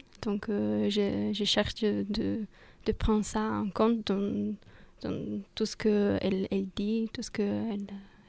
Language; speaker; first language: French; non-native, fluent; Italian